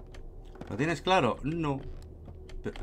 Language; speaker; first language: Spanish; native; Spanish